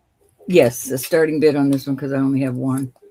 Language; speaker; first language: English; native; English